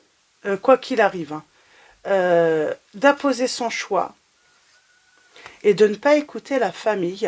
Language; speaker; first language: French; native; French